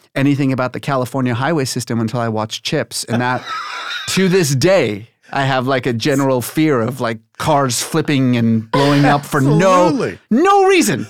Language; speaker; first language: English; early bilingual, other home language; Persian